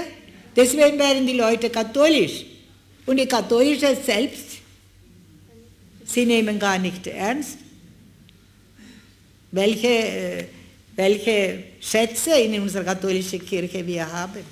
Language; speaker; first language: German; non-native, fluent; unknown